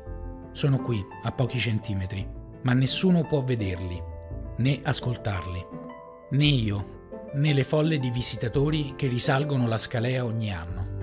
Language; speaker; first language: Italian; native; Italian